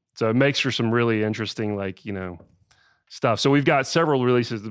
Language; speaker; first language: English; native; English